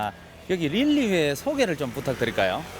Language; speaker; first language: Korean; native; Korean